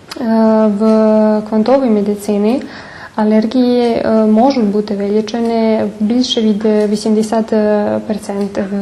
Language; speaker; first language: Ukrainian; early bilingual, heritage; Ukrainian